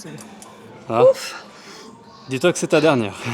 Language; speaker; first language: French; native; French